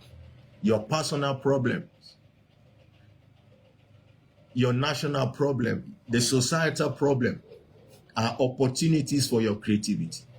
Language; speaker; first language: English; non-native, local second language; Yoruba